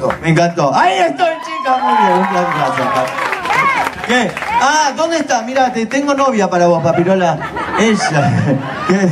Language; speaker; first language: Spanish; native; Spanish